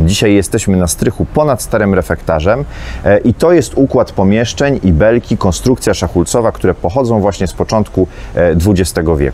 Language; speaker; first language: Polish; native; Polish